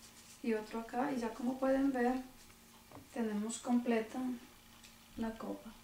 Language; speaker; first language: Spanish; native; Spanish